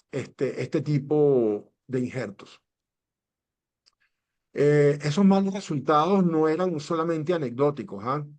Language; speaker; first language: Spanish; native; Spanish